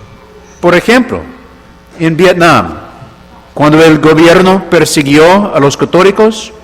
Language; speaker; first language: Spanish; non-native, fluent; English